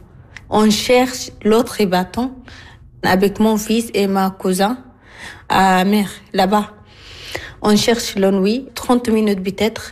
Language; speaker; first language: French; non-native, learner; Arabic